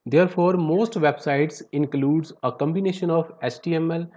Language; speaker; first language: English; non-native, local second language; Punjabi